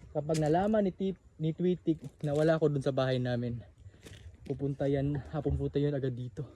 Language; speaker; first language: Filipino; native; Filipino